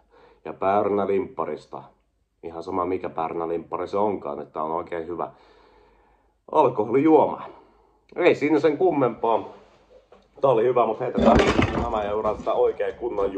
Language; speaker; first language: Finnish; native; Finnish